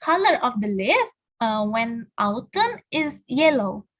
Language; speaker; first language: English; non-native, fluent; Indonesian